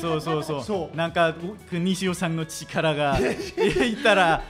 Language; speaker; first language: Japanese; non-native, learner; Korean